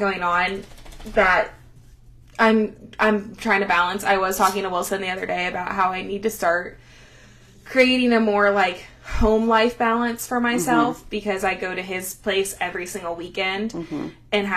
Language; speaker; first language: English; native; English